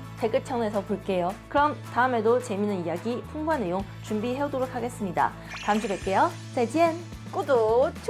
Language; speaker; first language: Korean; non-native, fluent; Chinese